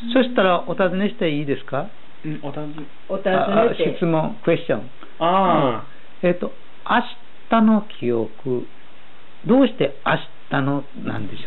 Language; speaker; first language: Japanese; native; Japanese